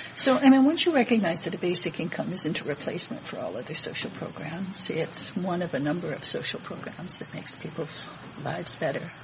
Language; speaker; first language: English; native; English